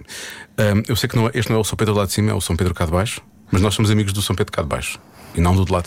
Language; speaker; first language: Portuguese; native; Portuguese